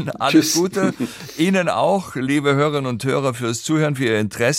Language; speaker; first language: German; native; German